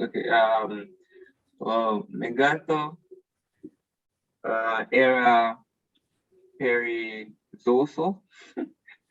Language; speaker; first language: Spanish; non-native, learner; English